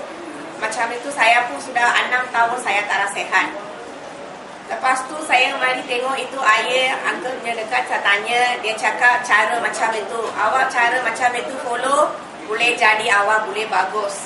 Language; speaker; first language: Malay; non-native, local second language; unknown